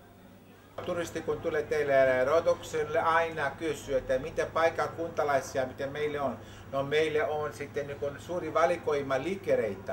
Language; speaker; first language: Finnish; non-native, learner; Greek